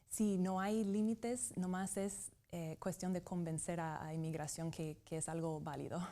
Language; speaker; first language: Spanish; non-native, fluent; English